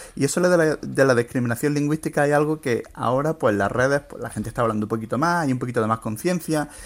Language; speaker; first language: Spanish; native; Spanish